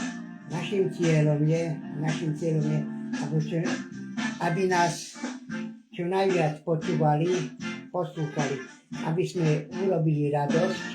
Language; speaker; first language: Slovak; non-native, local second language; Hungarian